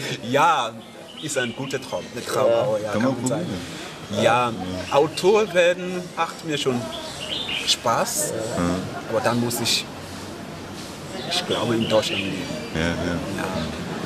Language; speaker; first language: German; non-native, fluent; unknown